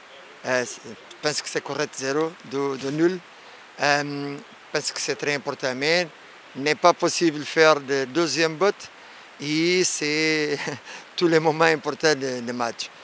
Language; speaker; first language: French; non-native, learner; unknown